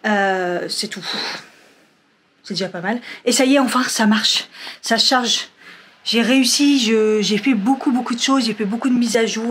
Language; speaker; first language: French; native; French